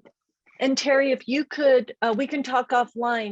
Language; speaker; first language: English; native; English